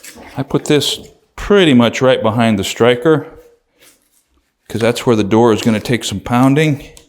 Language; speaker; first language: English; native; English